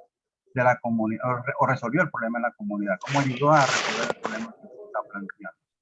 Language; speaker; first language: Spanish; native; Spanish